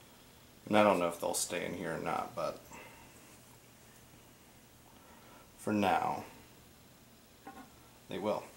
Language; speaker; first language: English; native; English